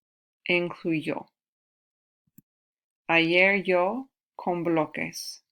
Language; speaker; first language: Spanish; non-native, fluent; English